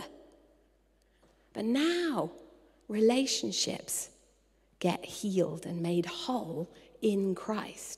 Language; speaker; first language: English; native; English